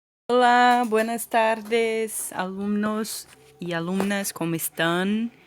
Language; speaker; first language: Spanish; non-native, fluent; Portuguese